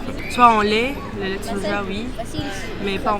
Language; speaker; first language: French; non-native, local second language; Arabic